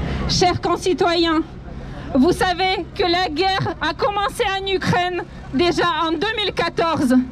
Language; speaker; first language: French; non-native, fluent; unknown